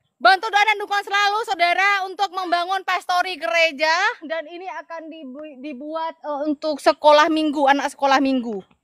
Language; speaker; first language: Indonesian; non-native, local second language; Madurese